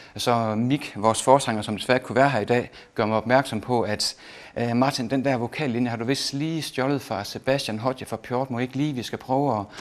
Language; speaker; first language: Danish; native; Danish